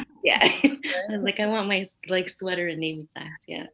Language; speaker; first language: English; native; English